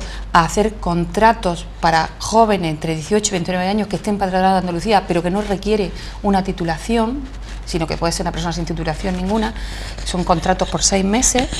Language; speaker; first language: Spanish; native; Spanish